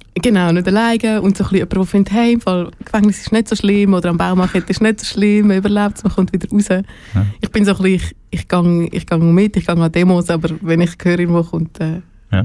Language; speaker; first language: German; native; German